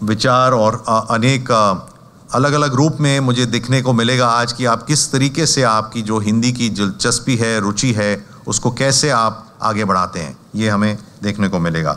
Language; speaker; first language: Hindi; native; Hindi